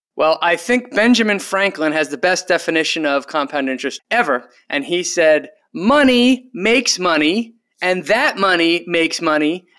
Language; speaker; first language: English; native; English